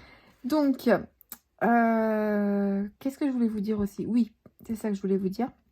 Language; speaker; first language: French; native; French